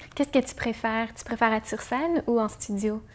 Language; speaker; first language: French; native; French